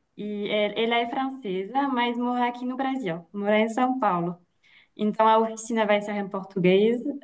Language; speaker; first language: Portuguese; non-native, fluent; French